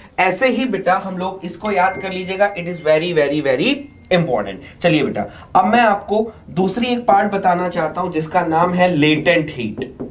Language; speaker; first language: Hindi; native; Hindi